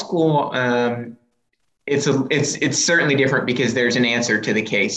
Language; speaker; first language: English; native; English